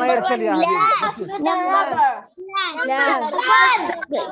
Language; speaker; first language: Arabic; non-native, learner; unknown